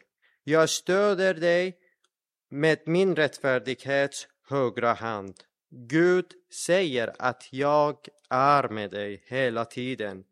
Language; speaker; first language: Swedish; non-native, fluent; Persian